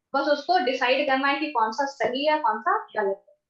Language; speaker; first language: Hindi; native; Hindi